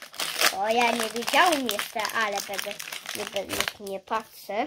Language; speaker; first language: Polish; early bilingual, heritage; English